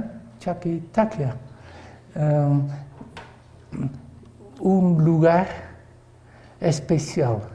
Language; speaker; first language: Spanish; non-native, fluent; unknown